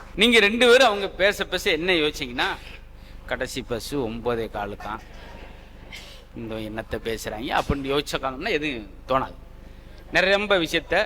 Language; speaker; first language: Tamil; native; Tamil